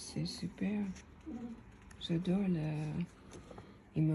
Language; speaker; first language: French; non-native, fluent; English